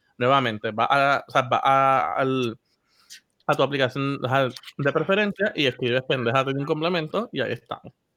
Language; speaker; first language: Spanish; native; Spanish